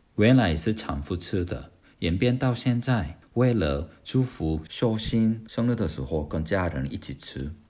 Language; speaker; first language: Chinese; non-native, fluent; Korean